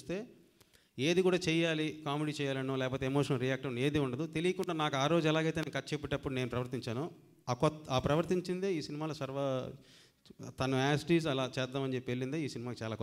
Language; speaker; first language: Telugu; native; Telugu